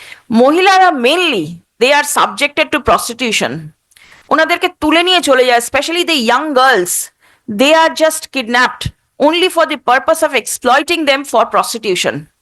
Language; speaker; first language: English; non-native, local second language; Bangla